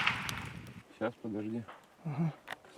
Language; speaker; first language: Russian; native; Russian